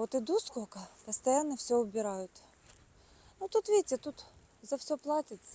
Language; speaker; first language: Russian; native; Russian